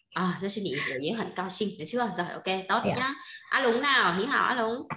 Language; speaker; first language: Chinese; non-native, fluent; Vietnamese